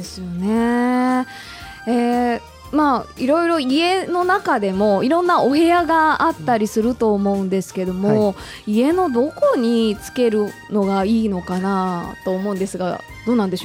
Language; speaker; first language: Japanese; native; Japanese